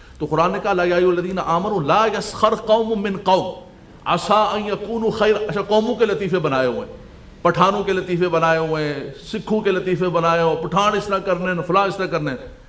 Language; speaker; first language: Urdu; non-native, local second language; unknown